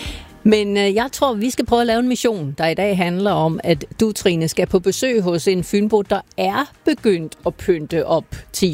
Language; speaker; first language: Danish; native; Danish